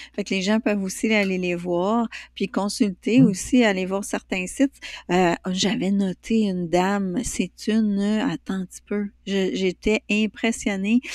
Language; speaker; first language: French; native; French